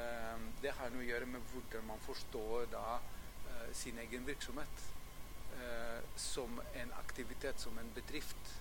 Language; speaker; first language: Norwegian; non-native, fluent; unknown